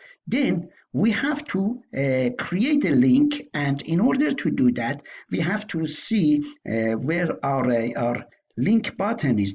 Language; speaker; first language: English; non-native, fluent; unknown